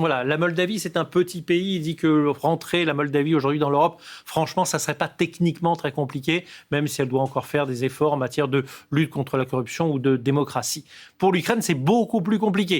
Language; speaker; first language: French; native; French